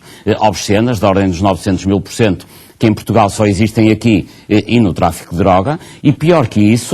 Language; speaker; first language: Portuguese; native; Portuguese